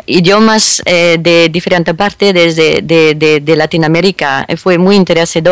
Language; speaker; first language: Spanish; non-native, fluent; French